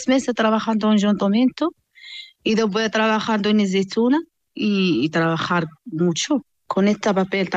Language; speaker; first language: Spanish; non-native, learner; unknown